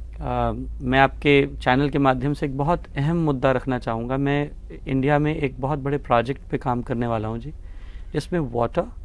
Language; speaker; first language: Hindi; native; Hindi